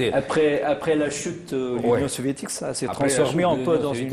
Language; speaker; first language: French; non-native, fluent; Portuguese